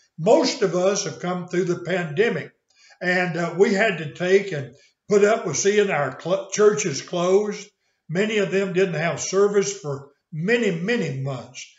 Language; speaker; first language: English; native; English